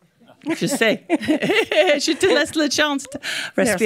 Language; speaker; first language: French; non-native, fluent; English